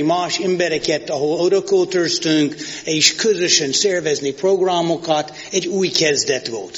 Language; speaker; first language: Hungarian; non-native, fluent; English